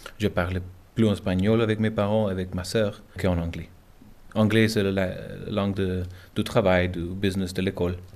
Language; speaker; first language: French; non-native, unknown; English